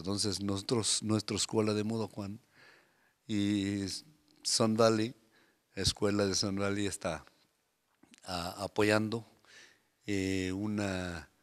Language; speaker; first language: Spanish; non-native, fluent; Korean